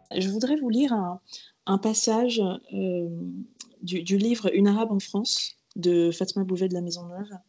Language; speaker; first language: French; native; French